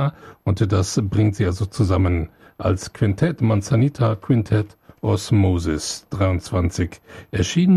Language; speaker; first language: German; native; German